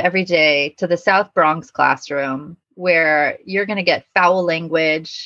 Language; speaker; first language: English; native; English